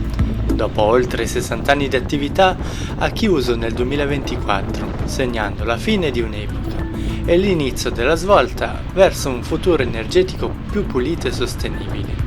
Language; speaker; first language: Italian; native; Italian